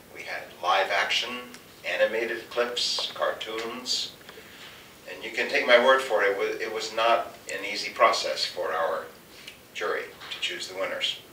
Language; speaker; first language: English; native; English